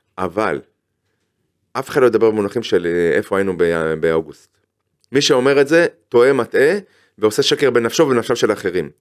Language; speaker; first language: Hebrew; native; Hebrew